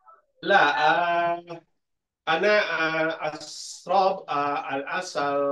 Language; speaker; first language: Arabic; non-native, learner; Indonesian